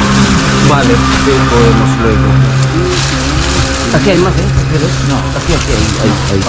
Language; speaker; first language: Spanish; non-native, learner; Filipino